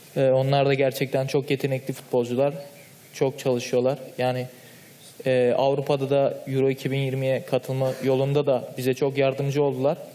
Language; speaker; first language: Turkish; native; Turkish